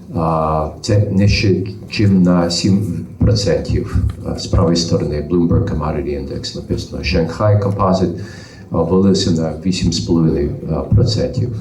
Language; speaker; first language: Ukrainian; early bilingual, heritage; Ukrainian